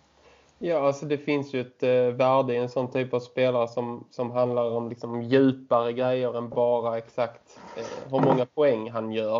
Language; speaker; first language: Swedish; native; Swedish